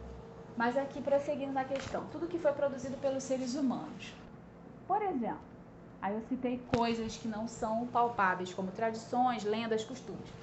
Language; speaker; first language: Portuguese; native; Portuguese